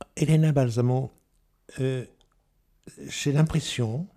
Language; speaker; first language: French; native; French